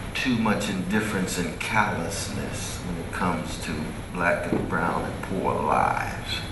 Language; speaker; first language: English; native; English